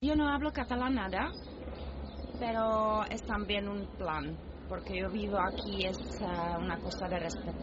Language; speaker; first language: Spanish; non-native, learner; Czech